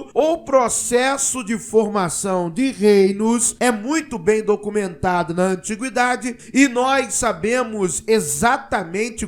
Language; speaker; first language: Portuguese; native; Portuguese